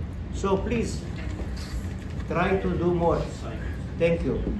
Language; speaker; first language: English; non-native, learner; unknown